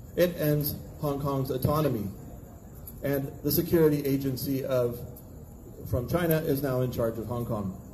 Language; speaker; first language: English; native; English